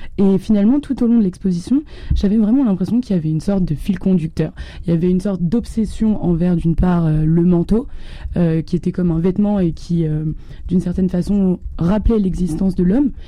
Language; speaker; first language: French; native; French